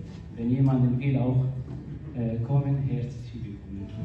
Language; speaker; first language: German; non-native, learner; Kurdish